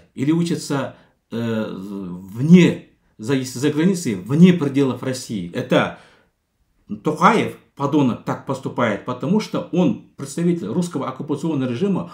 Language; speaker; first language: Russian; non-native, local second language; Kazakh